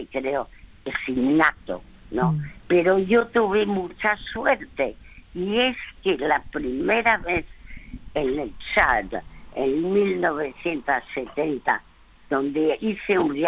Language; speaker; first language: Spanish; early bilingual, other home language; French